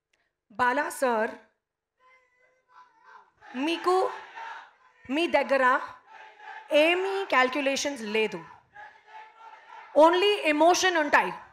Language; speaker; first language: Telugu; non-native, learner; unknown